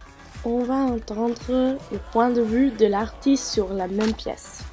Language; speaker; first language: French; non-native, fluent; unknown